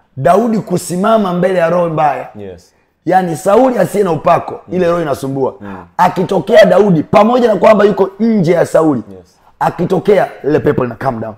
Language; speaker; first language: Swahili; native; Swahili